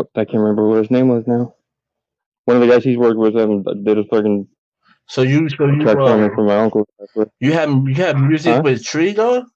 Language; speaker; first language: English; native; English